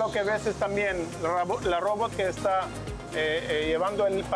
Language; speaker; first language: Spanish; non-native, learner; Hebrew